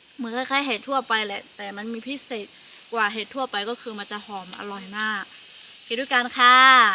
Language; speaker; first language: Thai; non-native, local second language; Lahu